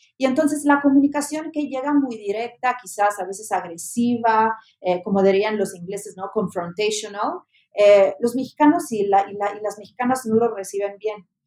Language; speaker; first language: Spanish; non-native, fluent; Italian